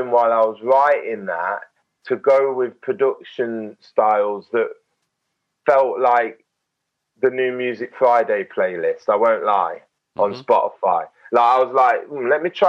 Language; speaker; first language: English; native; English